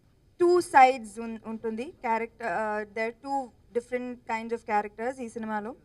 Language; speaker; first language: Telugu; non-native, local second language; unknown